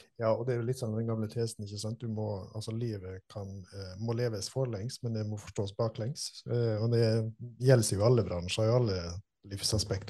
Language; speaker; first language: Norwegian; native; Norwegian